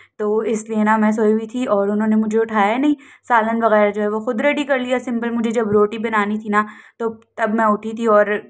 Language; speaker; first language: Urdu; native; Urdu